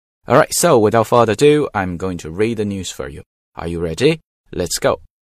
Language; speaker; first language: English; non-native, fluent; Chinese